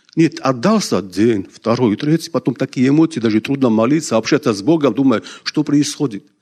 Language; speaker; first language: Russian; non-native, local second language; Georgian